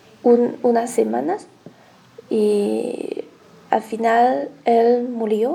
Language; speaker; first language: Spanish; non-native, learner; Chinese